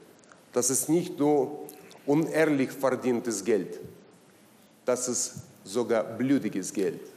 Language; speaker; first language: German; non-native, learner; Russian